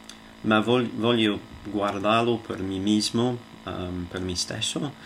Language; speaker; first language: Italian; non-native, learner; English